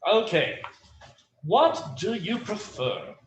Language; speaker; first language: English; non-native, fluent; Portuguese